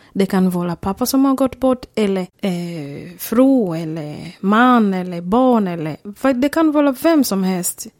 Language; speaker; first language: Swedish; non-native, fluent; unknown